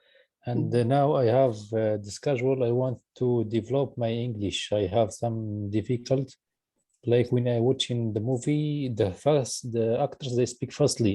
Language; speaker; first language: English; non-native, learner; Arabic